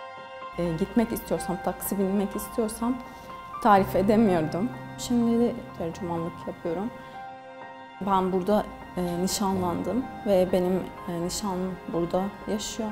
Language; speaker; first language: Turkish; non-native, fluent; Arabic